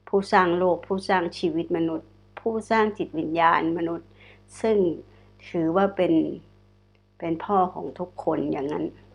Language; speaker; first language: Thai; non-native, local second language; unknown